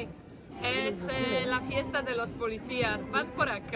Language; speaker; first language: Spanish; non-native, fluent; Polish